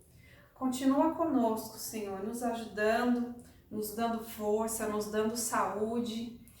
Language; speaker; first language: Portuguese; native; Portuguese